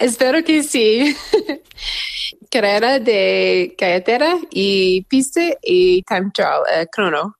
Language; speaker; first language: Spanish; non-native, learner; English